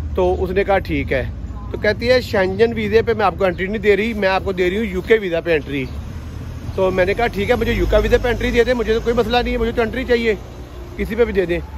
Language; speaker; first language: Urdu; non-native, local second language; Punjabi